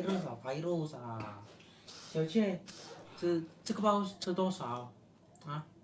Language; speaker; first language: Chinese; non-native, learner; Indonesian